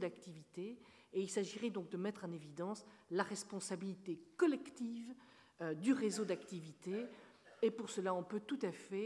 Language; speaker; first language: French; native; French